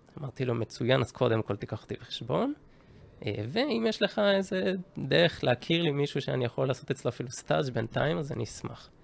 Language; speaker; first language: Hebrew; early bilingual, other home language; Japanese